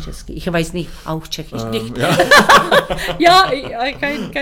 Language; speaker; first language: German; non-native, learner; Czech